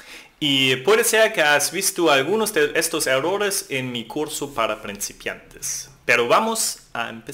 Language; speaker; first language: Spanish; non-native, fluent; German